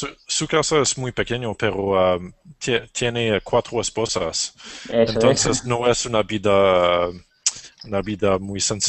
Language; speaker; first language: Spanish; non-native, learner; French